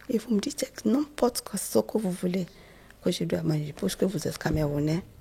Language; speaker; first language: French; non-native, fluent; Yoruba